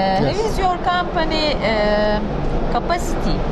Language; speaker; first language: English; non-native, learner; Turkish